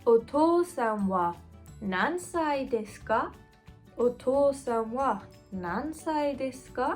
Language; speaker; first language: Japanese; non-native, fluent; English